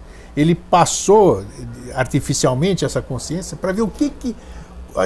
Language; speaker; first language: Portuguese; native; Portuguese